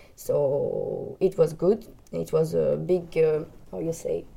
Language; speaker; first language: English; non-native, learner; French